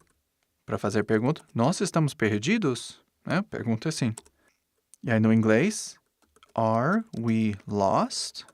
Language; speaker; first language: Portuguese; non-native, fluent; English